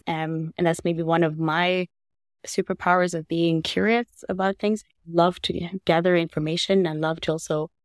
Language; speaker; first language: English; non-native, fluent; Norwegian